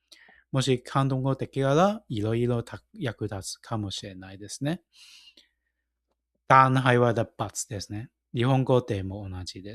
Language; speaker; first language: Japanese; non-native, fluent; Cantonese